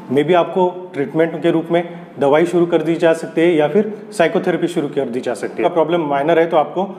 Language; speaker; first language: Hindi; non-native, local second language; Marathi